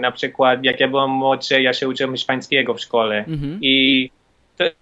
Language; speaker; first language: Polish; non-native, learner; English